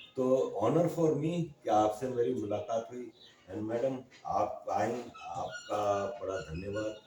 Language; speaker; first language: Urdu; native; Urdu